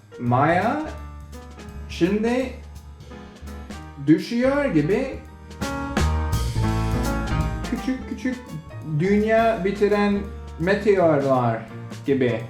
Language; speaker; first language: Turkish; non-native, learner; English